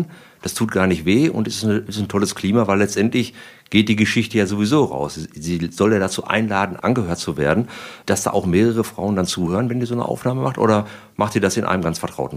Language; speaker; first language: German; native; German